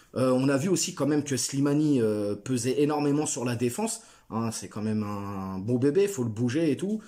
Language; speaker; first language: French; native; French